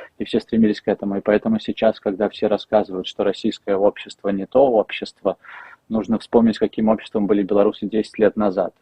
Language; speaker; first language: Russian; native; Russian